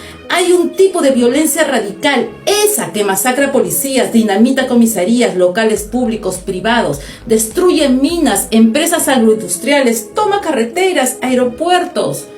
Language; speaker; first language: Spanish; native; Spanish